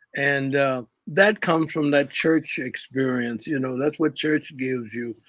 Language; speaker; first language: English; native; English